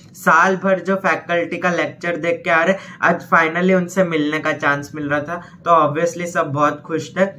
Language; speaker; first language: Hindi; native; Hindi